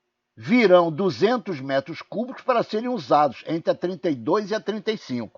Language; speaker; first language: Portuguese; native; Portuguese